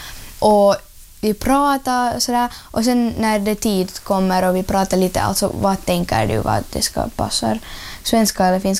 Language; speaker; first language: Swedish; non-native, learner; Russian